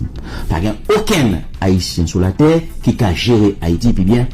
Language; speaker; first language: French; non-native, local second language; Haitian Creole